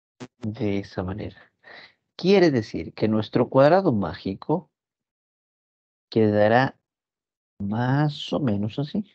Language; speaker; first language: Spanish; native; Spanish